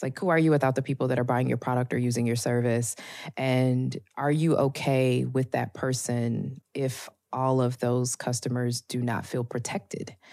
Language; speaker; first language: English; native; English